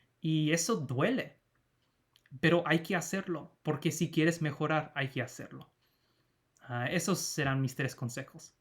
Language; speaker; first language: Spanish; non-native, fluent; English